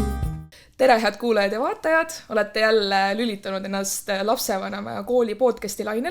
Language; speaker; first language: Estonian; native; Estonian